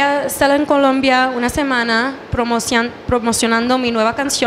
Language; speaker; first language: Spanish; early bilingual, heritage; English